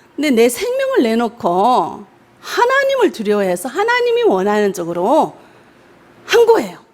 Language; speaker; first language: Korean; native; Korean